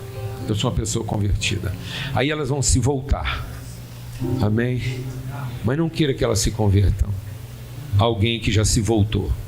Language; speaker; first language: Portuguese; native; Portuguese